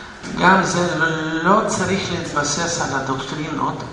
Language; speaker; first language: Hebrew; non-native, fluent; Russian